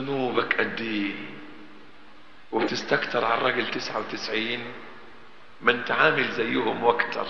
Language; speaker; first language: Arabic; native; Arabic